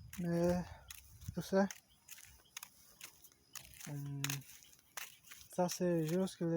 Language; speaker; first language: French; non-native, learner; Portuguese